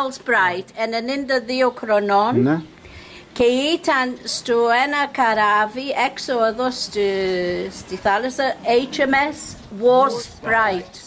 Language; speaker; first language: Greek; non-native, fluent; English